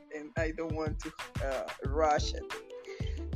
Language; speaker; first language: English; non-native, learner; Spanish